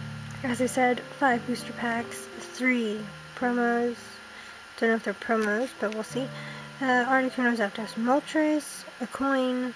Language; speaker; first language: English; native; English